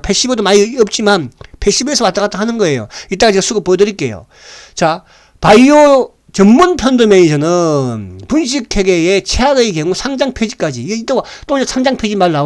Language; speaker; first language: Korean; native; Korean